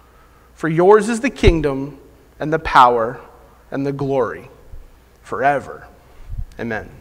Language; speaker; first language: English; native; English